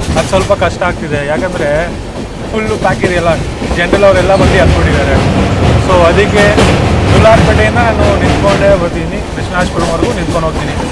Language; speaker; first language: Kannada; non-native, local second language; Hindi